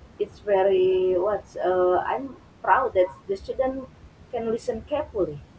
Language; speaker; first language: English; non-native, learner; Indonesian